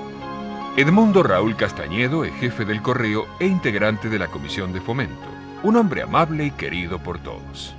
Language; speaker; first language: Spanish; native; Spanish